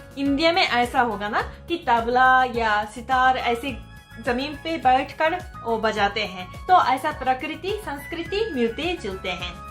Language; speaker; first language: Hindi; non-native, fluent; Japanese